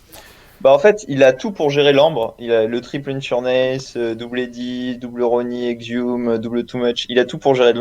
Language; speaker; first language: French; native; French